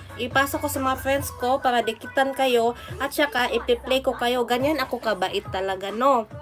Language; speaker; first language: Filipino; non-native, local second language; Cebuano